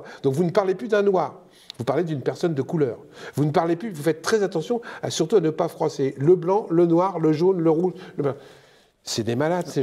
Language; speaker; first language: French; native; French